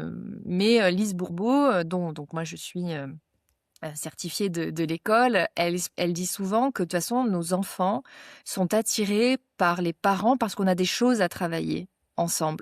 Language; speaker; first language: French; native; French